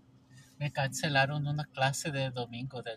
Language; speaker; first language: Spanish; early bilingual, heritage; English